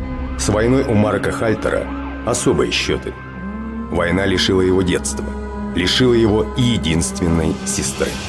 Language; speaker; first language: Russian; native; Russian